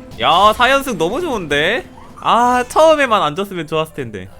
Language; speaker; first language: Korean; native; Korean